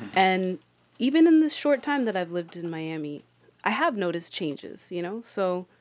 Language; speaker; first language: English; native; English